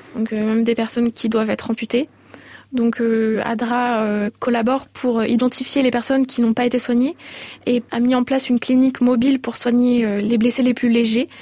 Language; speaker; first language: French; native; French